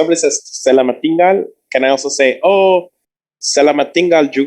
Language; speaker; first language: Indonesian; non-native, learner; English